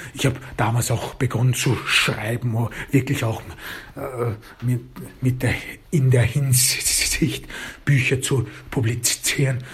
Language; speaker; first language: German; early bilingual, other home language; Turkish